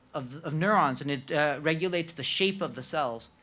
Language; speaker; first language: English; non-native, fluent; Spanish